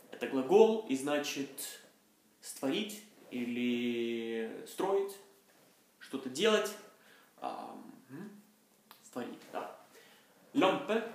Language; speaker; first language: Russian; non-native, fluent; Norwegian